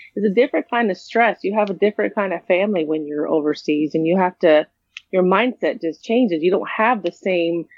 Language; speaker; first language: English; native; English